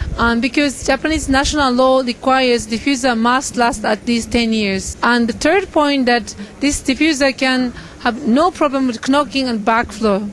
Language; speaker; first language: English; non-native, fluent; Japanese